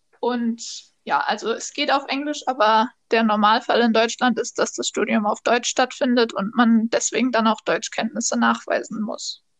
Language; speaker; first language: German; native; German